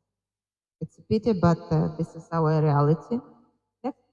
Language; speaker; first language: English; non-native, fluent; Ukrainian